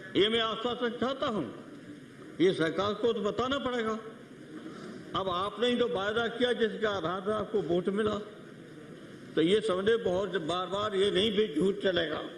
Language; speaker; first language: Hindi; native; Hindi